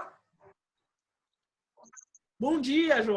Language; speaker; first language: Portuguese; non-native, fluent; Haitian Creole